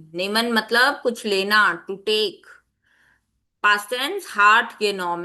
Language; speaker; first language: German; non-native, fluent; Hindi